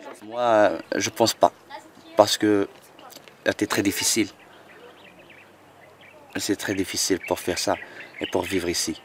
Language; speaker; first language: French; non-native, learner; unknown